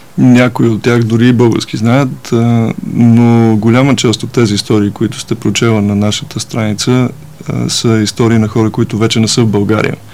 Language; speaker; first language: Bulgarian; native; Bulgarian